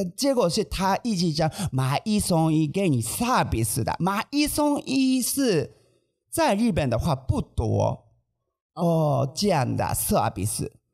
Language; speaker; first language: Chinese; non-native, fluent; Japanese